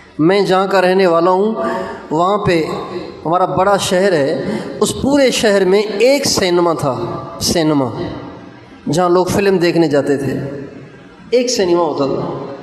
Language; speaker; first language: Urdu; non-native, local second language; Sindhi